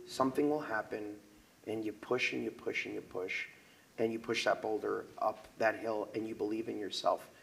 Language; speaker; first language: English; native; English